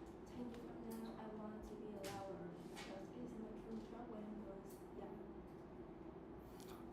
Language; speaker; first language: English; non-native, learner; Vietnamese